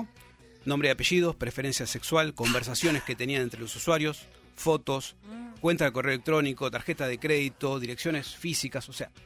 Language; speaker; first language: Spanish; native; Spanish